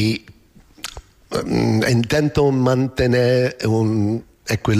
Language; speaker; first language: Spanish; non-native, learner; English